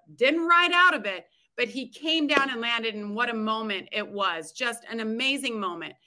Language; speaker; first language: English; native; English